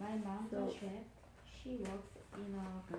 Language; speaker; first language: English; non-native, learner; Korean